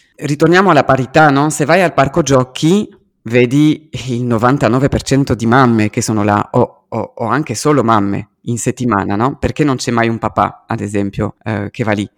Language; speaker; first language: Italian; early bilingual, heritage; French